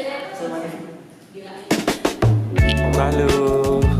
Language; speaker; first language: French; non-native, learner; Indonesian